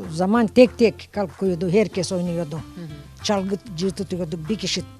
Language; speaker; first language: Turkish; non-native, local second language; Greek